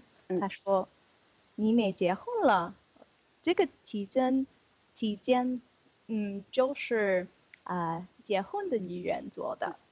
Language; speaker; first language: Chinese; non-native, learner; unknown